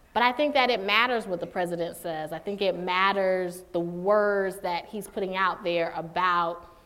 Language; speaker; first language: English; native; English